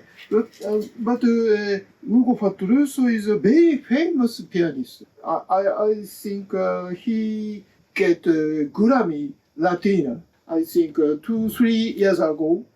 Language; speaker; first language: English; non-native, learner; Japanese